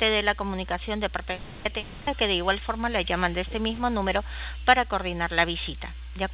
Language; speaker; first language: Spanish; native; Spanish